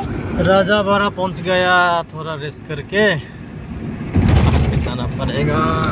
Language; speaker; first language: Hindi; non-native, local second language; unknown